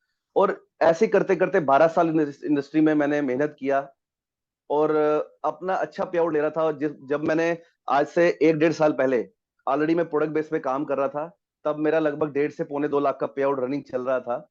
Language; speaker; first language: Hindi; native; Hindi